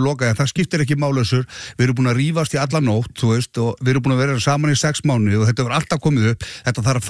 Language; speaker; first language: Icelandic; native; Icelandic